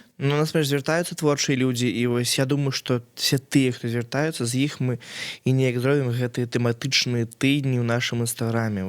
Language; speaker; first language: Belarusian; non-native, local second language; Russian